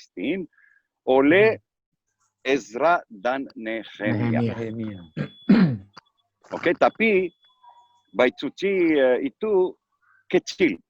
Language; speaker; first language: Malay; non-native, learner; Hebrew